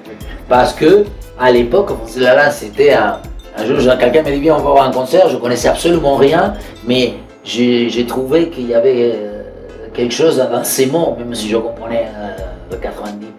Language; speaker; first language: French; non-native, fluent; Spanish